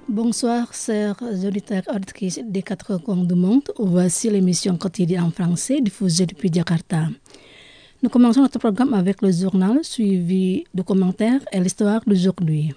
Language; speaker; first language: French; non-native, fluent; Indonesian